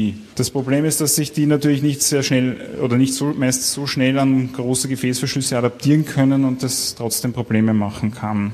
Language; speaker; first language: German; native; German